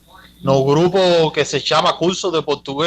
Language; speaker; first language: Portuguese; non-native, learner; Spanish